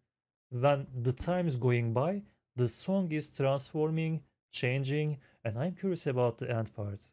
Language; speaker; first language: English; non-native, fluent; Turkish